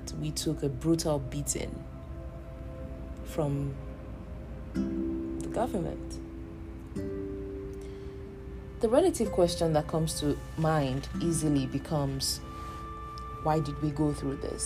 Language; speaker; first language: English; non-native, local second language; Yoruba